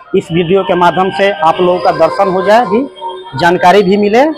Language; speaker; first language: Hindi; native; Hindi